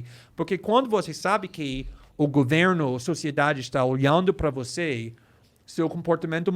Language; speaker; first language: Portuguese; non-native, fluent; English